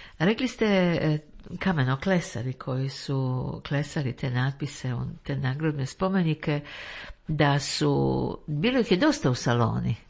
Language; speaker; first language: Croatian; native; Croatian